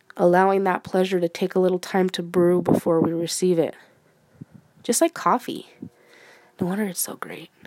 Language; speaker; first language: English; native; English